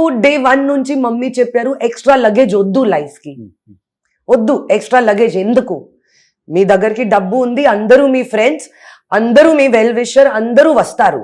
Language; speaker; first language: Telugu; non-native, learner; Hindi